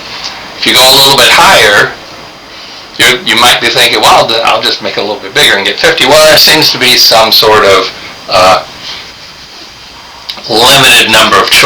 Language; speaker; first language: English; native; English